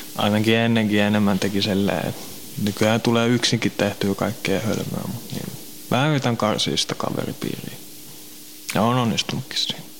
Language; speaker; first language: Finnish; native; Finnish